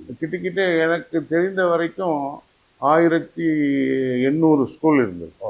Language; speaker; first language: Tamil; non-native, local second language; Telugu